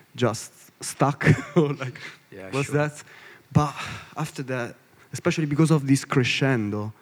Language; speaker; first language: English; non-native, learner; Italian